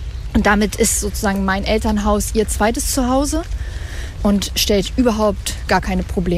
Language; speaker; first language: German; native; German